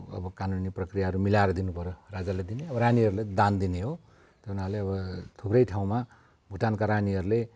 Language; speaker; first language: Nepali; native; Nepali